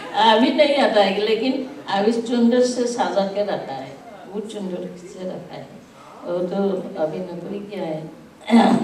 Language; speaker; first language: Hindi; non-native, local second language; Assamese